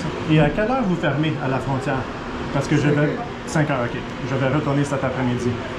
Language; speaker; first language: French; non-native, local second language; English